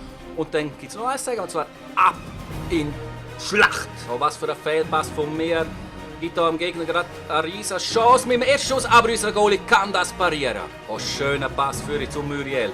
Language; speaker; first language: German; native; German